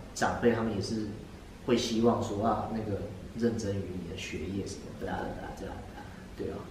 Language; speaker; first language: Chinese; native; Chinese